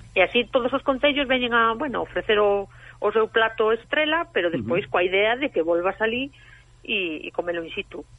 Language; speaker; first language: Galician; native; Galician